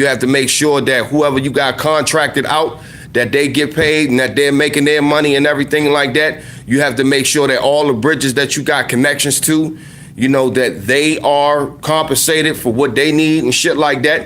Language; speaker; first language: English; native; English